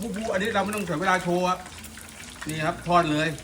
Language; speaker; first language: Thai; native; Thai